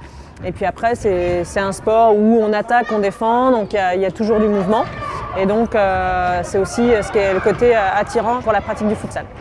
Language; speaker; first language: French; native; French